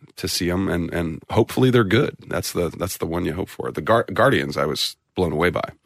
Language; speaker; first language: English; native; English